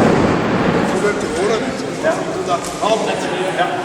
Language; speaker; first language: Dutch; non-native, learner; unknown